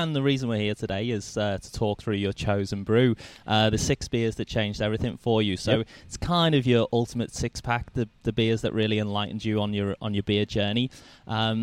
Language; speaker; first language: English; native; English